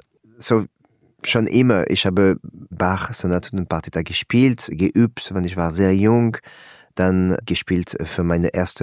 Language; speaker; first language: German; non-native, learner; French